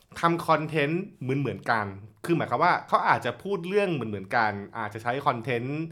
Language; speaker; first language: Thai; native; Thai